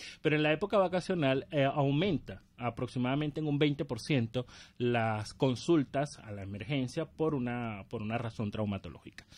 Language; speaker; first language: Spanish; native; Spanish